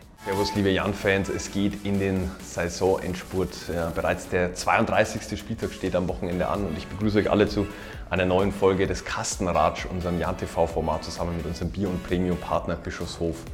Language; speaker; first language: German; native; German